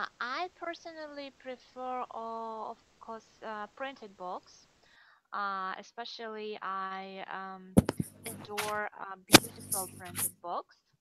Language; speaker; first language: English; non-native, fluent; Russian